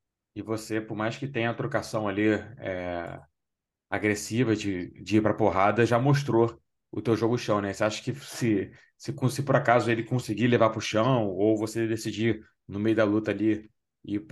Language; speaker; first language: Portuguese; native; Portuguese